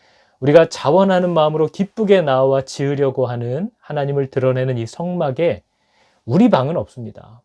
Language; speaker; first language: Korean; native; Korean